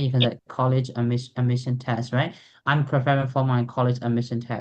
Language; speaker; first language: English; non-native, fluent; Burmese